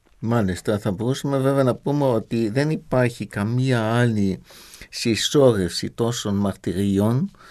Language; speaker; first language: Greek; non-native, fluent; German